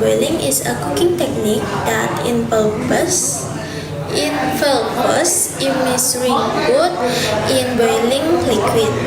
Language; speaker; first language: English; non-native, learner; Indonesian